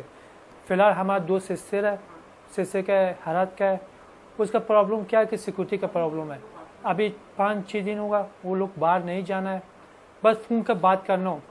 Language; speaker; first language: Hindi; non-native, learner; Persian